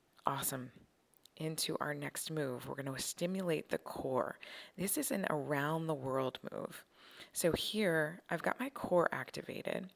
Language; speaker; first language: English; native; English